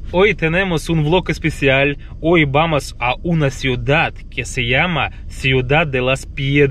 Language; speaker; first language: Spanish; non-native, fluent; Russian